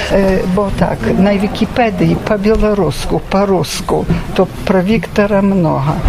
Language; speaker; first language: Belarusian; non-native, local second language; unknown